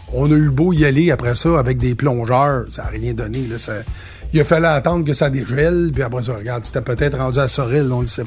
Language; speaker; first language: French; native; French